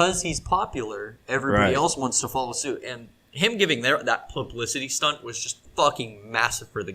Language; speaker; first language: English; native; English